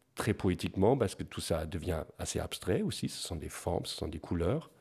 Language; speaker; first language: French; non-native, fluent; German